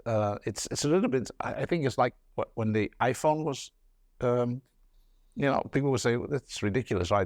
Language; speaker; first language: English; non-native, fluent; Dutch